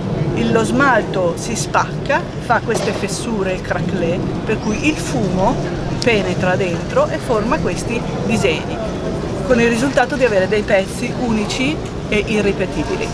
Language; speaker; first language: Italian; native; Italian